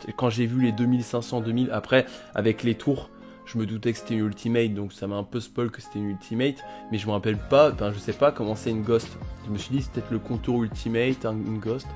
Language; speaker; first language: French; native; French